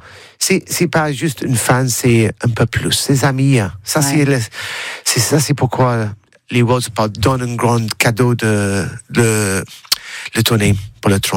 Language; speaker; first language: French; non-native, learner; English